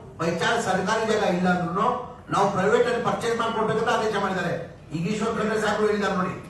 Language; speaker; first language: Kannada; non-native, local second language; Urdu